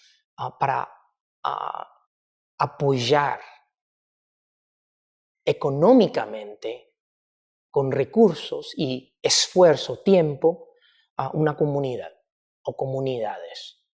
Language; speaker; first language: Spanish; non-native, fluent; Chinese